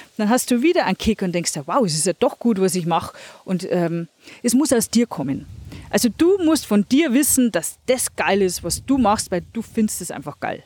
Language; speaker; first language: German; native; German